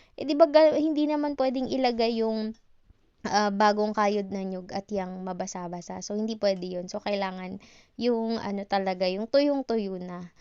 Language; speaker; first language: Filipino; native; Filipino